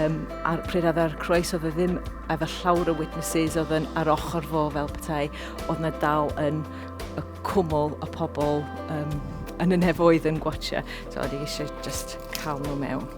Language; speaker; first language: Welsh; non-native, local second language; English